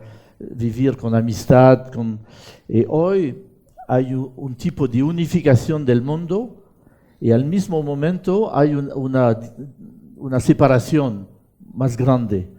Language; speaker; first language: Spanish; non-native, fluent; French